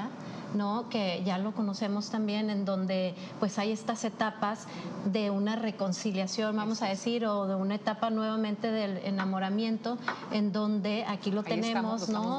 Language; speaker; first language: Spanish; native; Spanish